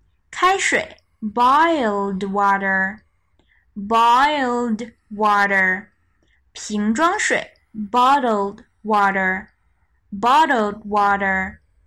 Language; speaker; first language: English; non-native, fluent; Chinese